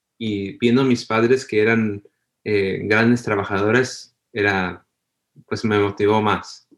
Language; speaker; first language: Spanish; early bilingual, heritage; Spanish